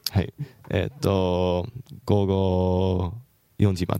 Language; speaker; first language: Japanese; non-native, learner; English